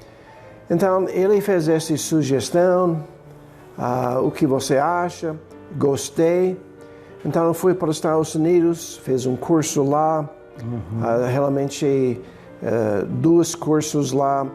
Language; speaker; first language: Portuguese; non-native, fluent; English